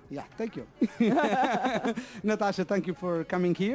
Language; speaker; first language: English; non-native, learner; Portuguese